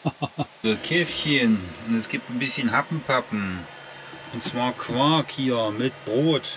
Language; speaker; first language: German; native; German